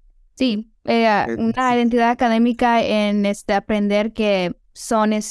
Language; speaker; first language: Spanish; early bilingual, heritage; Spanish